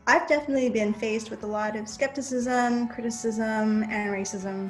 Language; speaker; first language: English; native; English